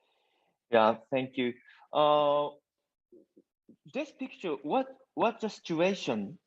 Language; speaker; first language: English; non-native, learner; Japanese